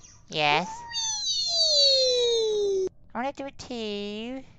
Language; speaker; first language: English; native; English